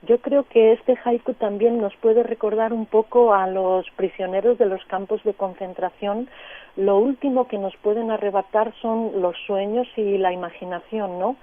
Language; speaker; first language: Spanish; native; Spanish